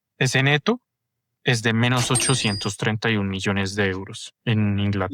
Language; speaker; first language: Spanish; native; Spanish